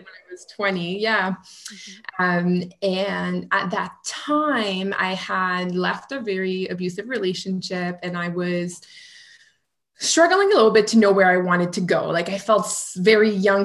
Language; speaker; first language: English; non-native, fluent; French